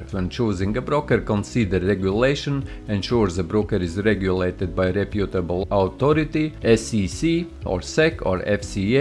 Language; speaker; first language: English; non-native, fluent; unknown